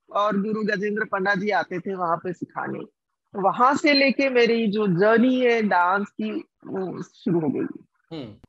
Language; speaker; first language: Hindi; non-native, local second language; Odia